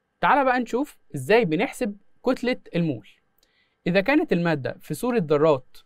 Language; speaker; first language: Arabic; native; Arabic